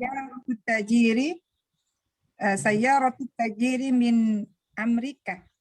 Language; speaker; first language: Arabic; non-native, learner; Indonesian